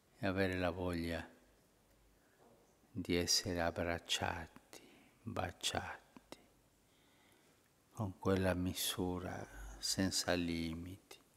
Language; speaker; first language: Italian; early bilingual, heritage; Spanish